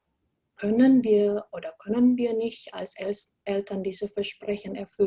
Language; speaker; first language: German; non-native, fluent; Indonesian